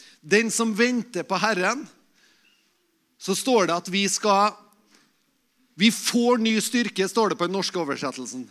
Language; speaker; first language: Norwegian; native; Norwegian